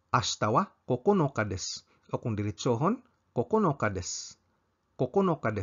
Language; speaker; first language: Japanese; non-native, fluent; Cebuano